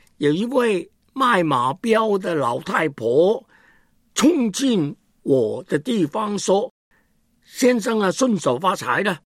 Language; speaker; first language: Chinese; non-native, local second language; Cantonese